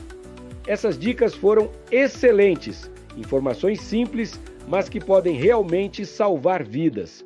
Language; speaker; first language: Portuguese; native; Portuguese